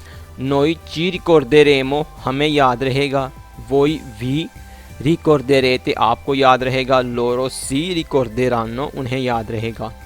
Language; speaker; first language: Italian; non-native, fluent; Urdu